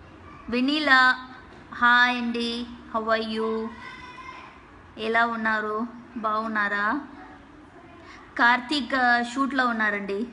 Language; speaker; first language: Telugu; non-native, local second language; Malayalam